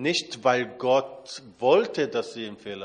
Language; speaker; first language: German; non-native, fluent; Portuguese